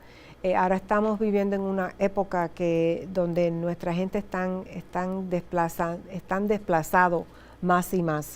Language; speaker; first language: Spanish; early bilingual, heritage; Spanish